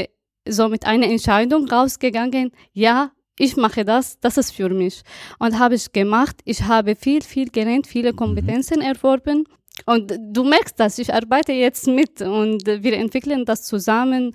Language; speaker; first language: German; non-native, fluent; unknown